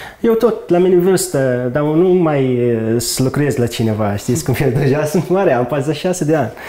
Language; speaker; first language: Romanian; non-native, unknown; Arabic